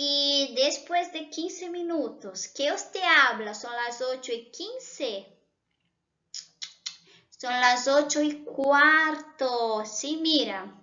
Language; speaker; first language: Spanish; non-native, fluent; Portuguese